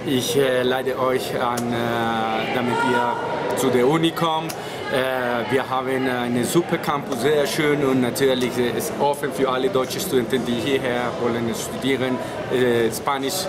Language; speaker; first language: German; non-native, learner; Spanish